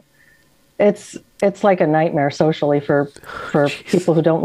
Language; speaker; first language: English; native; English